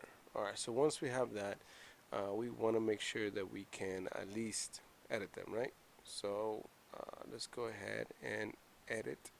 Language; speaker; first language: English; native; English